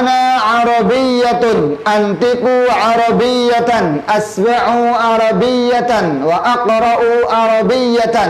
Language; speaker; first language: Arabic; non-native, fluent; Indonesian